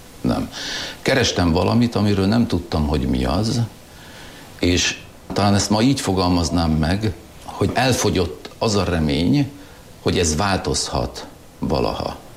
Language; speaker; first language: Hungarian; non-native, local second language; German